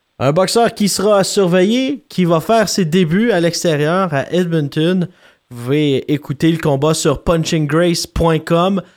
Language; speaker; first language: French; native; French